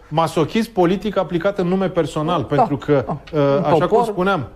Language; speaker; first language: Romanian; native; Romanian